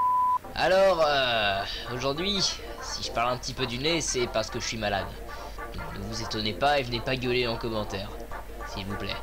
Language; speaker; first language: French; native; French